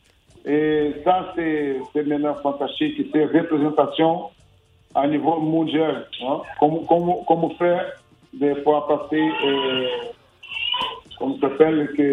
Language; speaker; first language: French; non-native, learner; Portuguese